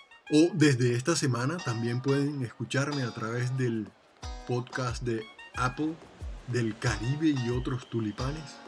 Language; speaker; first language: Spanish; native; Spanish